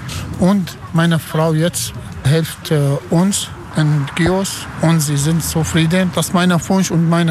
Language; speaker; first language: German; non-native, learner; Arabic